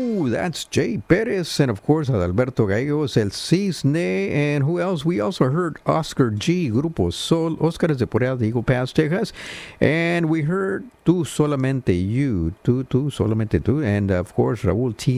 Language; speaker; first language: English; early bilingual, other home language; Spanish